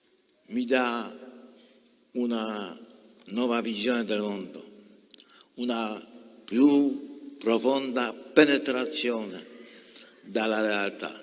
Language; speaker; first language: Italian; non-native, fluent; Polish